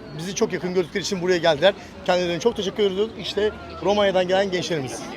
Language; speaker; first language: Turkish; native; Turkish